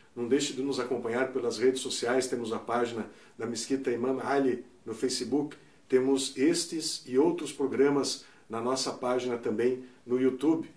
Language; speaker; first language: Portuguese; native; Portuguese